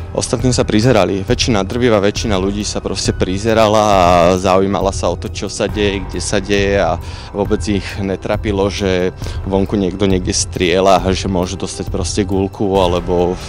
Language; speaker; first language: Slovak; native; Slovak